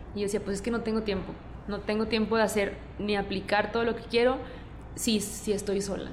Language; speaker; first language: Spanish; native; Spanish